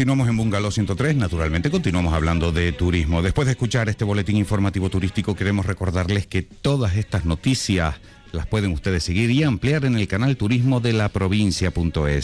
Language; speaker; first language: Spanish; native; Spanish